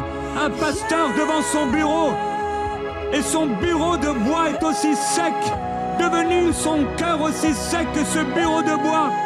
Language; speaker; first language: French; native; French